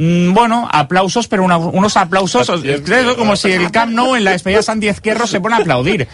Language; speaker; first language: Spanish; non-native, learner; English